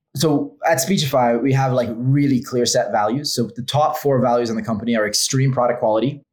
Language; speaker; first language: English; non-native, fluent; Hebrew